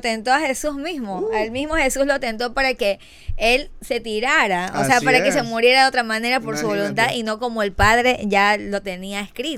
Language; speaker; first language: Spanish; native; Spanish